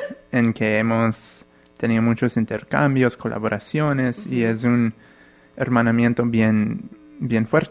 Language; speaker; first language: Spanish; non-native, fluent; English